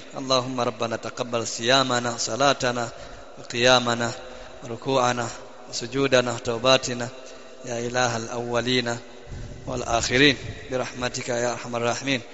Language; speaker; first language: Arabic; non-native, fluent; Swahili